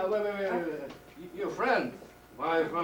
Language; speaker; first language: English; non-native, learner; Japanese